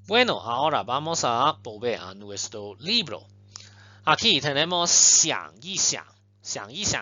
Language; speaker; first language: Spanish; non-native, fluent; Chinese